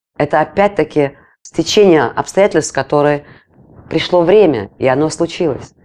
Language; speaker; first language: Russian; non-native, local second language; Latvian